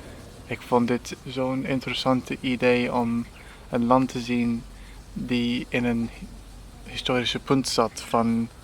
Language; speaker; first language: Dutch; non-native, learner; English